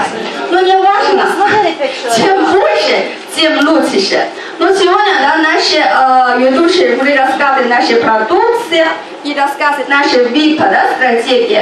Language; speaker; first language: Russian; non-native, learner; Chinese